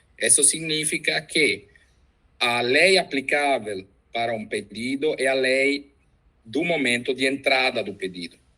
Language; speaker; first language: Portuguese; non-native, fluent; Italian